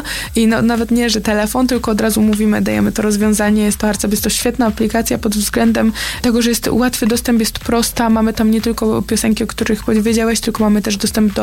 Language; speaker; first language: Polish; native; Polish